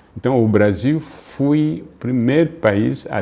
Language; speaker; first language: Portuguese; non-native, fluent; Luba-Lulua